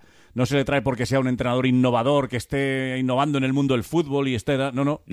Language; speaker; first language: Spanish; native; Spanish